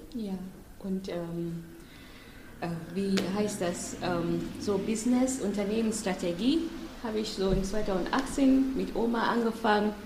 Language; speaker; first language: German; non-native, fluent; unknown